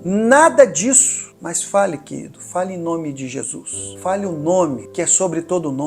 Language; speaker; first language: Portuguese; native; Portuguese